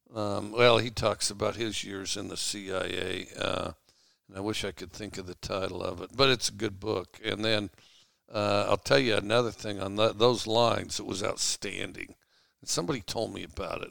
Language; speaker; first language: English; native; English